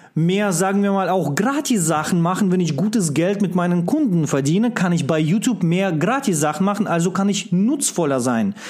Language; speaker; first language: German; non-native, fluent; Russian